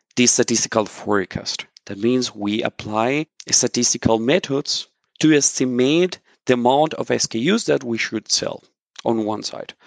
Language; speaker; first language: English; non-native, fluent; Spanish